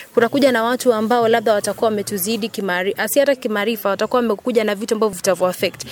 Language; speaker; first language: Swahili; native; Swahili